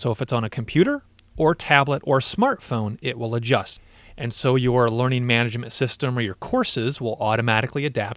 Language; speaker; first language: English; native; English